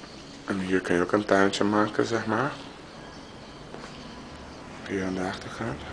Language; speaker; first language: Dutch; non-native, fluent; Portuguese